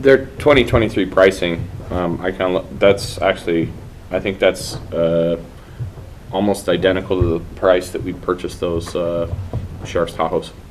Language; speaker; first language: English; native; English